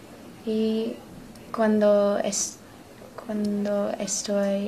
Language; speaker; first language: Spanish; non-native, learner; English